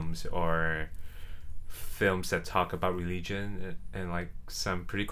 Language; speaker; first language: English; non-native, local second language; Chinese